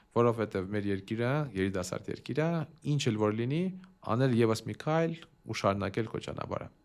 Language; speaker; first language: Armenian; early bilingual, heritage; Armenian